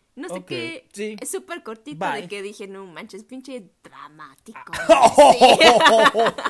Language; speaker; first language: Spanish; non-native, fluent; German